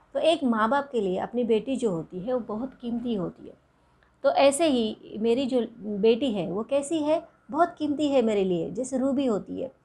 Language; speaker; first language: Hindi; non-native, local second language; Marathi